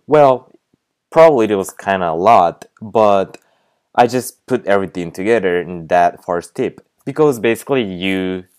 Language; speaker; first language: English; non-native, fluent; Japanese